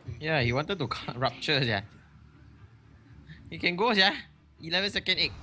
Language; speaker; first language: English; non-native, local second language; Chinese